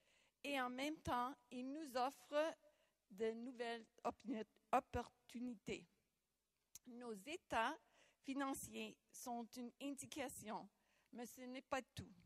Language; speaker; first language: French; non-native, local second language; English